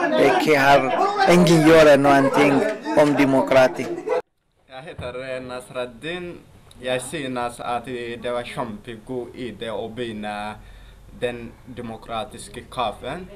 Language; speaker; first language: Norwegian; non-native, learner; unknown